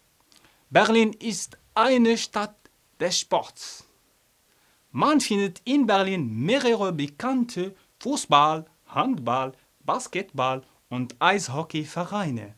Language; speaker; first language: German; non-native, fluent; Arabic